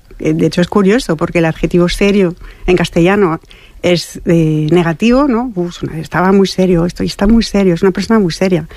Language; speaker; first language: Spanish; non-native, fluent; French